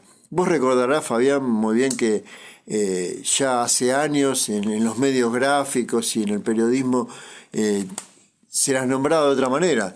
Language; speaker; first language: Spanish; native; Spanish